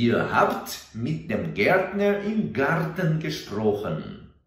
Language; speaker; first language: German; non-native, fluent; Portuguese